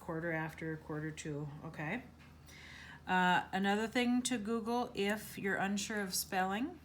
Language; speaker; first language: English; native; English